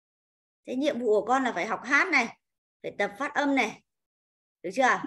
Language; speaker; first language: Vietnamese; native; Vietnamese